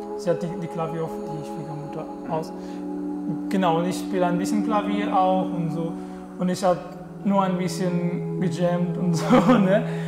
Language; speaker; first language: German; non-native, learner; Portuguese